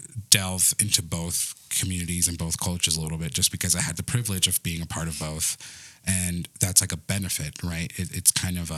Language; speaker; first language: English; early bilingual, other home language; Spanish